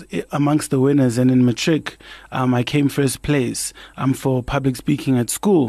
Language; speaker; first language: English; non-native, local second language; Tswana